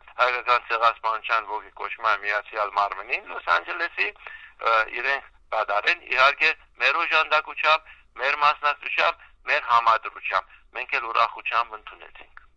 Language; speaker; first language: Armenian; early bilingual, heritage; Armenian